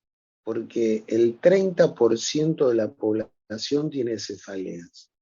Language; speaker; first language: Spanish; native; Spanish